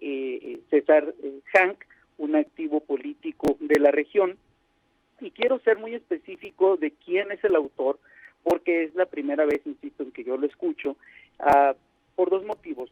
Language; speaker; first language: Spanish; native; Spanish